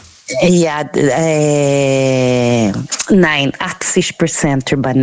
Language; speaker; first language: German; non-native, learner; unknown